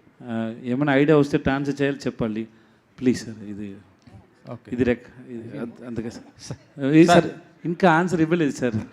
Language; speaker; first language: Telugu; non-native, learner; Tamil